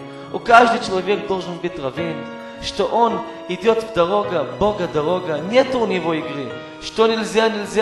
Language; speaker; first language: Russian; non-native, learner; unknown